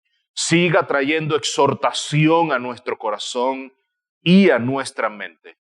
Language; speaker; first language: Spanish; native; Spanish